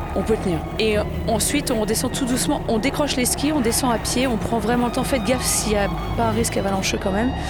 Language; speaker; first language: French; native; French